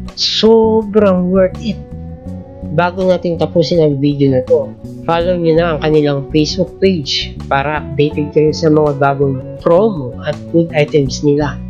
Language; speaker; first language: Filipino; native; Filipino